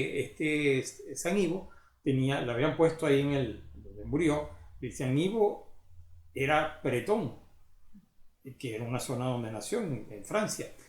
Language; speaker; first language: Spanish; native; Spanish